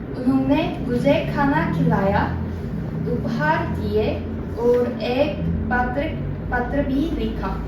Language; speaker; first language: Hindi; non-native, learner; Korean